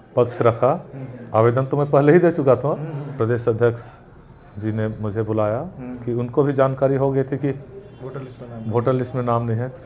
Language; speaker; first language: Hindi; native; Hindi